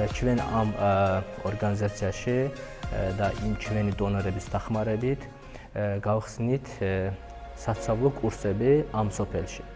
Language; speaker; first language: Georgian; non-native, local second language; Azerbaijani